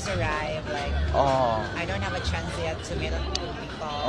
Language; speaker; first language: English; non-native, local second language; Cebuano